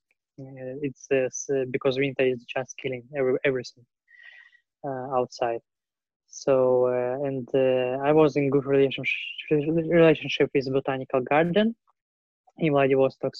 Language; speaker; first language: English; non-native, learner; Russian